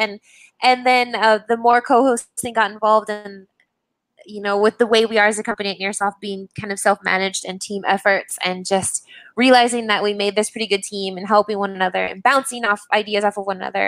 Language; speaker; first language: English; native; English